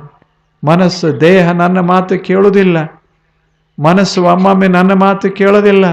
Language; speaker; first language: Kannada; native; Kannada